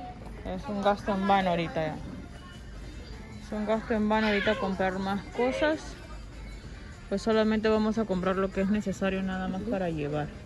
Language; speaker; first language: Spanish; native; Spanish